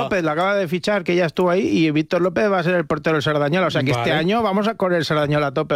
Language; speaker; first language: Spanish; native; Spanish